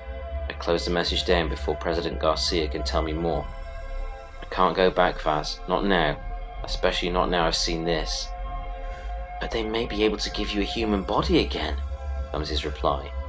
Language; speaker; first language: English; native; English